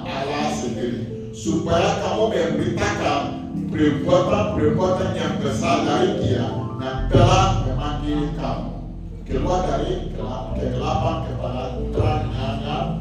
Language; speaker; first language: Indonesian; non-native, fluent; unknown